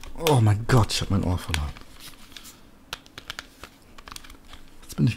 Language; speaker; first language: German; native; German